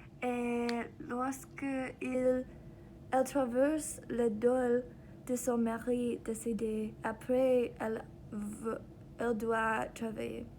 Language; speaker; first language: French; non-native, learner; English